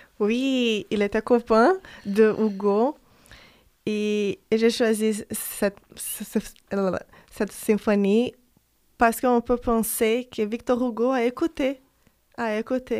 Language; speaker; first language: French; non-native, fluent; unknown